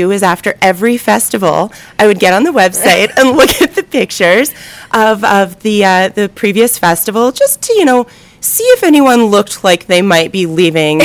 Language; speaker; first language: English; native; English